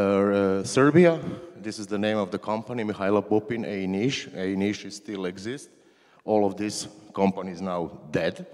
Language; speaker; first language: English; non-native, learner; Croatian